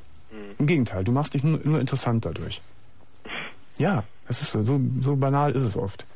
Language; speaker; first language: German; native; German